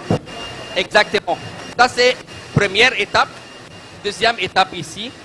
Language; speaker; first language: French; non-native, learner; Arabic